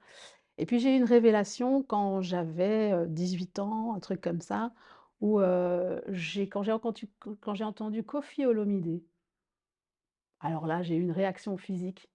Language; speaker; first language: French; early bilingual, other home language; Rundi